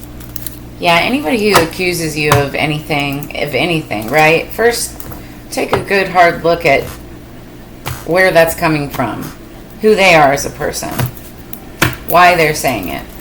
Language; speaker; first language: English; native; English